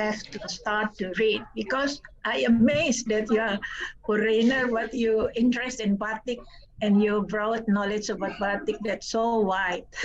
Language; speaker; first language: English; non-native, learner; Indonesian